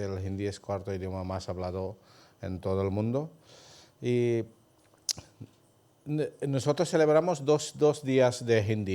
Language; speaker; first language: Spanish; non-native, fluent; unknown